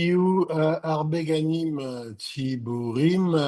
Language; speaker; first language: Hebrew; non-native, learner; French